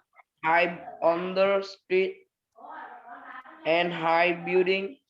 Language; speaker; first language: English; non-native, learner; Vietnamese